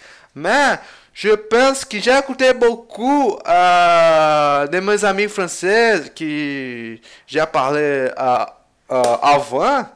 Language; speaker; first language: French; non-native, learner; Portuguese